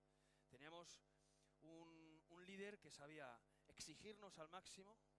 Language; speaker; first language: Spanish; native; Spanish